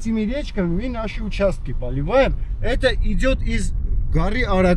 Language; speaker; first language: Russian; non-native, fluent; Armenian